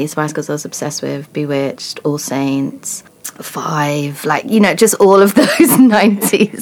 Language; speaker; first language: English; native; English